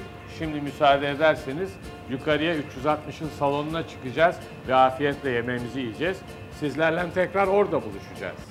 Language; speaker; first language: Turkish; native; Turkish